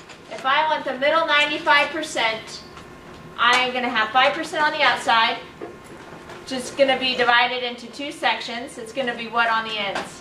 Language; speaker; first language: English; native; English